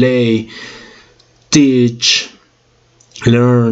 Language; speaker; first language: English; non-native, fluent; Spanish